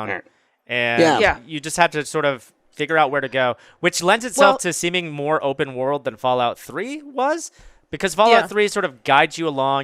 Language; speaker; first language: English; native; English